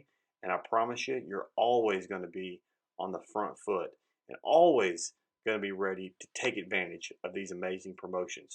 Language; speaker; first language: English; native; English